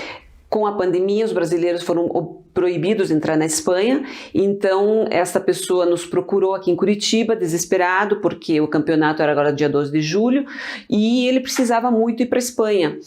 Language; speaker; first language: Portuguese; early bilingual, other home language; Spanish